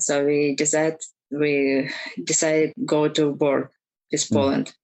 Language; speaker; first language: English; non-native, learner; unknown